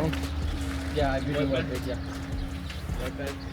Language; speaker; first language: English; non-native, learner; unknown